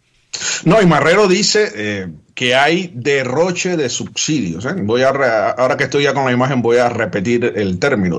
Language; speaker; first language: Spanish; native; Spanish